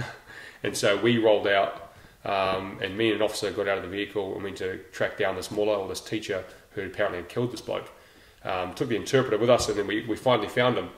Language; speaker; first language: English; native; English